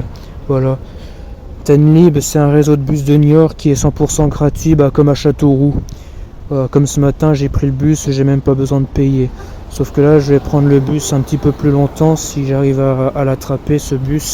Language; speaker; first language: French; native; French